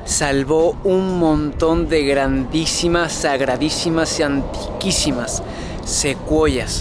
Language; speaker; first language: Spanish; native; Spanish